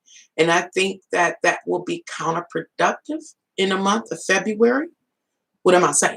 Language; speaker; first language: English; native; English